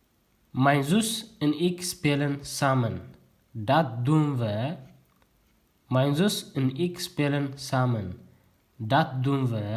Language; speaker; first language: Dutch; non-native, fluent; Tigrinya